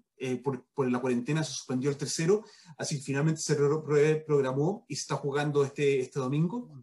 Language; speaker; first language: Spanish; early bilingual, heritage; Spanish